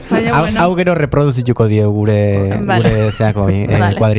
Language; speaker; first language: Basque; native; Basque